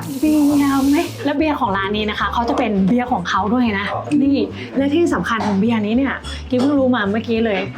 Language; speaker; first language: Thai; native; Thai